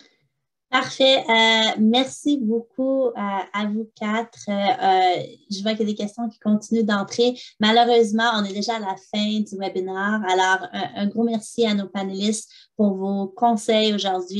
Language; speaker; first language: French; native; French